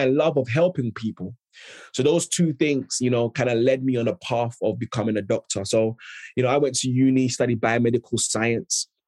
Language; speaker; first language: English; native; English